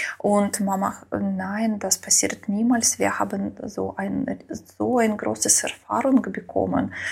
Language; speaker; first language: German; non-native, learner; Ukrainian